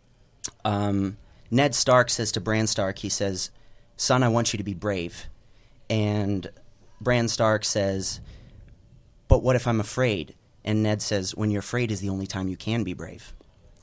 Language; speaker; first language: English; non-native, local second language; Filipino